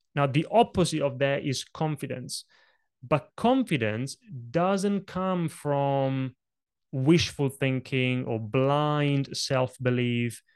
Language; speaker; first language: English; non-native, fluent; Italian